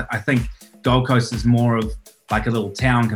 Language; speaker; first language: English; native; English